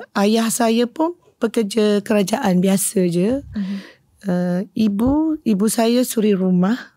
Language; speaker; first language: Malay; native; Malay